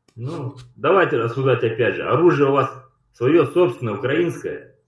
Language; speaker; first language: Russian; native; Russian